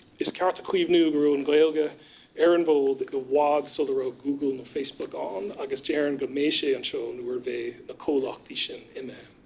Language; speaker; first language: Irish; non-native, fluent; English